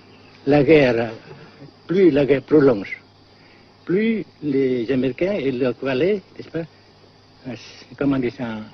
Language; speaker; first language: French; non-native, fluent; Vietnamese